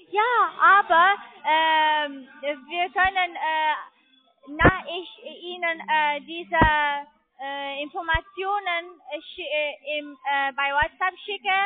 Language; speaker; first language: German; non-native, learner; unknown